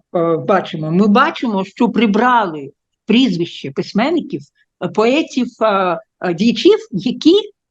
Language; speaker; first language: Ukrainian; non-native, local second language; Russian